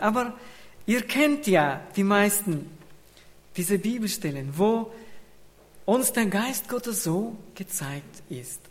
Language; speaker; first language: German; non-native, fluent; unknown